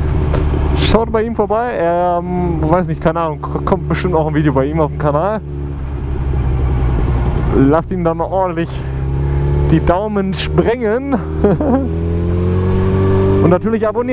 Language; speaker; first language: German; native; German